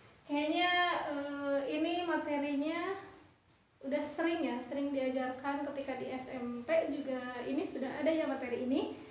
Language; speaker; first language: Indonesian; non-native, local second language; Sundanese